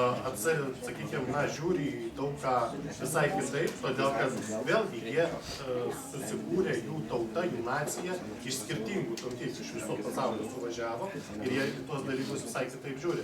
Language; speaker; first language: Lithuanian; native; Lithuanian